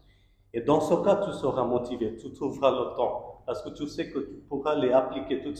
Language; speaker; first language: French; non-native, learner; Bangla